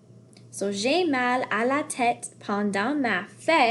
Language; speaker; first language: French; non-native, fluent; English